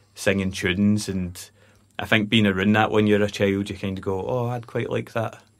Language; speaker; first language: English; native; English